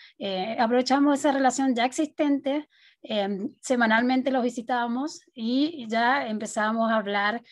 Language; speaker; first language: Spanish; native; Spanish